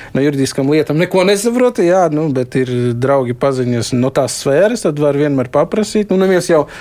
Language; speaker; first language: Latvian; non-native, local second language; Russian